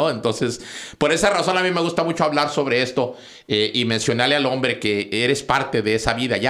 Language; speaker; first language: Spanish; native; Spanish